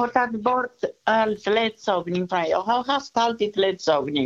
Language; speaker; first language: Swedish; non-native, fluent; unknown